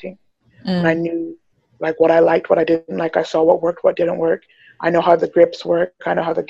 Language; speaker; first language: English; native; English